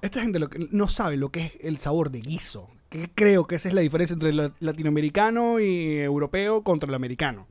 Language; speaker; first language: Spanish; native; Spanish